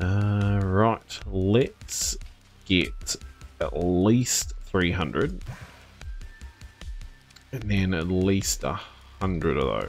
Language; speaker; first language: English; native; English